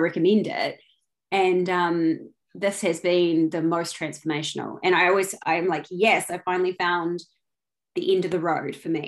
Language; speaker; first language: English; native; English